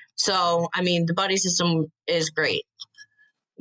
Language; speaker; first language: English; native; English